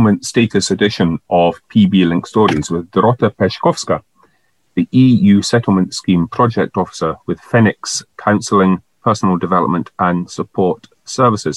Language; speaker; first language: English; native; English